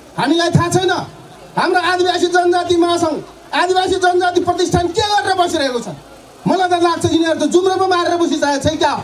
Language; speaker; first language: Nepali; non-native, local second language; Eastern Tamang